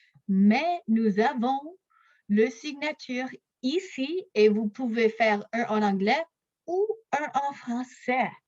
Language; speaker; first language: French; non-native, local second language; English